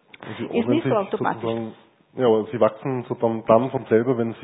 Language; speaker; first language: German; native; German